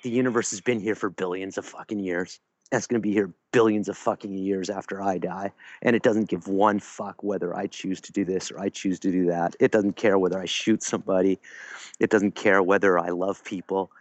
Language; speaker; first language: English; early bilingual, other home language; German